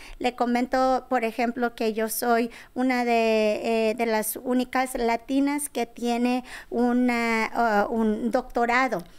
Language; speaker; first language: Spanish; early bilingual, heritage; Spanish